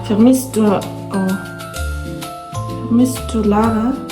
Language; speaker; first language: German; non-native, learner; Mongolian